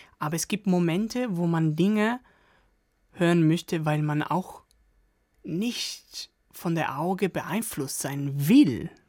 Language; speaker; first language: German; non-native, fluent; Italian